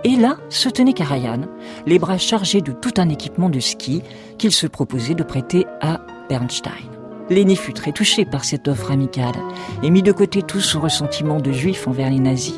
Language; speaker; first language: French; native; French